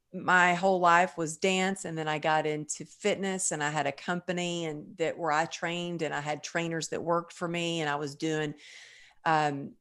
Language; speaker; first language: English; native; English